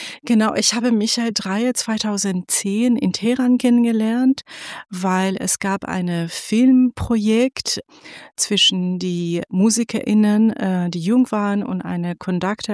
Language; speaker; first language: German; non-native, fluent; Persian